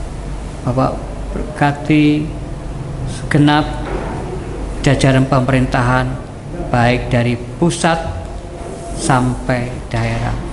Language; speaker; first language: Indonesian; native; Indonesian